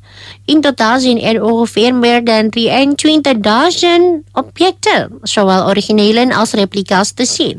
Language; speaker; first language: Dutch; non-native, fluent; Indonesian